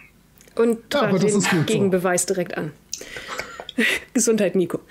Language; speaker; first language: German; native; German